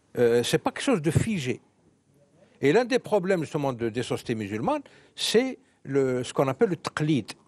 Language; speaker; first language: French; non-native, local second language; Arabic